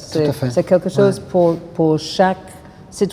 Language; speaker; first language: French; non-native, fluent; English